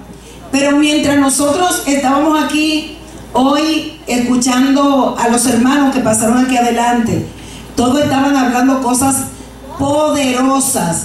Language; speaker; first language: Spanish; native; Spanish